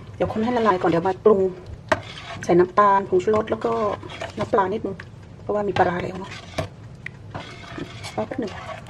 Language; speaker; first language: Thai; native; Thai